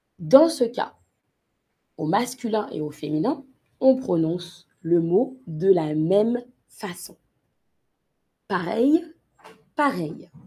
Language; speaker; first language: French; native; French